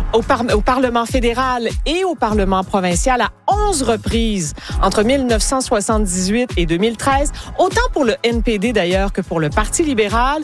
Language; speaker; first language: French; native; French